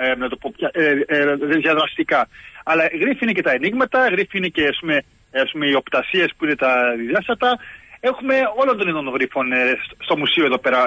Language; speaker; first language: Greek; early bilingual, heritage; Greek